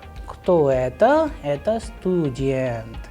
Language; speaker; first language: Russian; non-native, fluent; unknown